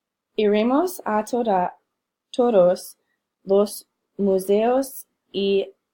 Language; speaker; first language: Spanish; non-native, learner; English